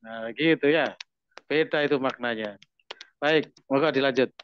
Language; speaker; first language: Indonesian; native; Indonesian